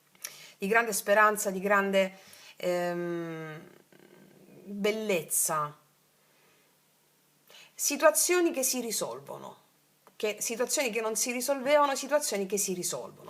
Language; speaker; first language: Italian; native; Italian